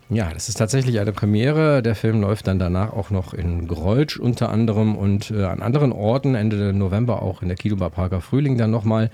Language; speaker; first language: German; native; German